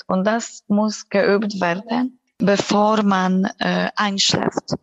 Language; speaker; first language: German; non-native, fluent; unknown